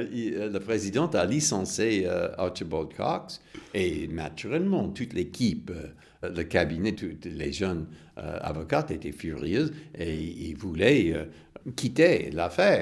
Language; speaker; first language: French; non-native, fluent; English